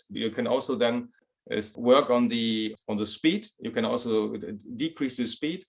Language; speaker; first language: English; non-native, fluent; German